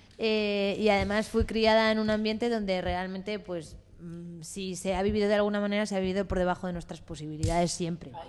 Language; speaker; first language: Spanish; native; Spanish